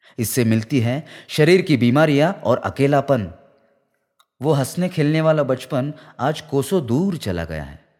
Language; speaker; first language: Hindi; non-native, local second language; Marathi